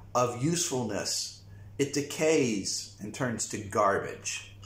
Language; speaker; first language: English; native; English